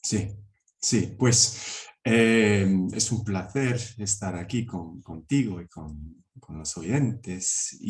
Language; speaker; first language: Spanish; non-native, fluent; English